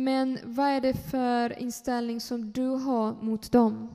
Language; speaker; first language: Swedish; non-native, fluent; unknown